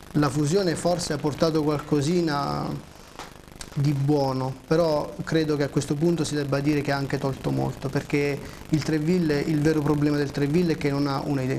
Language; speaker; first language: Italian; native; Italian